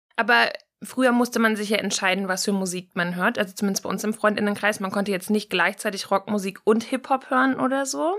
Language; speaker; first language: German; native; German